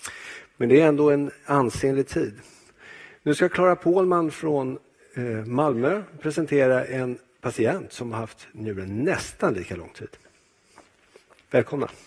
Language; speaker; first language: Swedish; native; Swedish